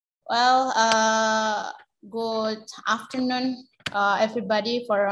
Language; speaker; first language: English; non-native, learner; Indonesian